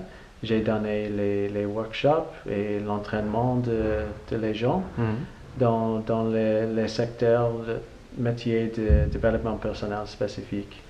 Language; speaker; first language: French; non-native, learner; English